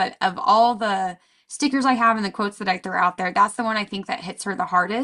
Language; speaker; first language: English; native; English